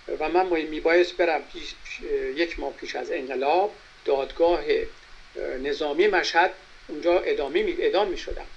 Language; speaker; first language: Persian; native; Persian